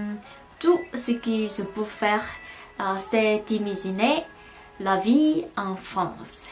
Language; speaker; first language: French; non-native, learner; Korean